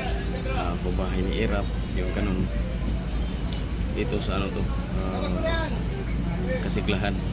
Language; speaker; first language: Filipino; native; Filipino